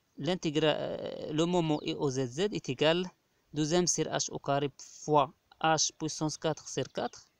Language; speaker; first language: French; non-native, local second language; Arabic